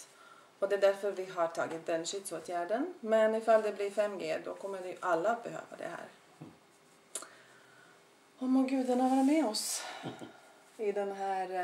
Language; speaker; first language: Swedish; non-native, fluent; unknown